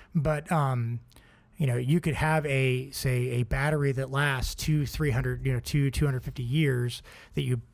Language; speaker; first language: English; native; English